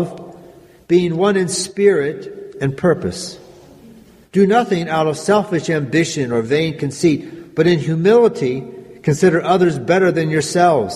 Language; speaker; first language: English; native; English